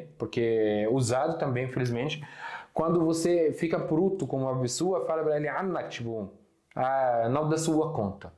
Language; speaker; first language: Portuguese; non-native, fluent; Arabic